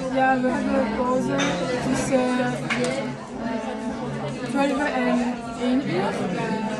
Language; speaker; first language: Dutch; non-native, learner; French